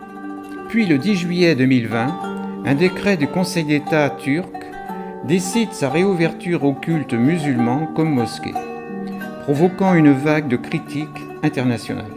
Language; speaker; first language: French; native; French